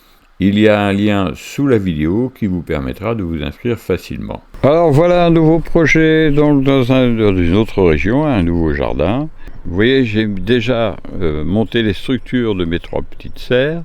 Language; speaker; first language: French; native; French